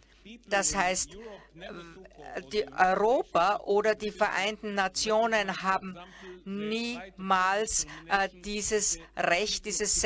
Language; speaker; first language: German; non-native, fluent; Hebrew